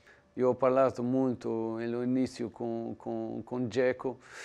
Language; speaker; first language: Italian; non-native, learner; Portuguese